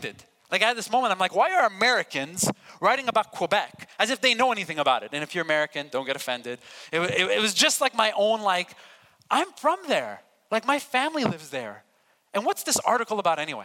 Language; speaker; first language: English; native; English